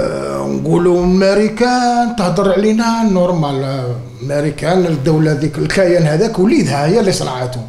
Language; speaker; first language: Arabic; native; Arabic